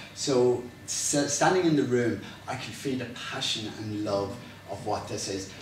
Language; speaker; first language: English; native; English